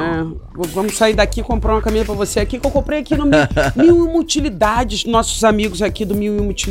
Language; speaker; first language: Portuguese; native; Portuguese